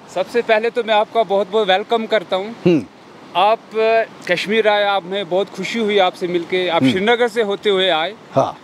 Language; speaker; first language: Hindi; native; Hindi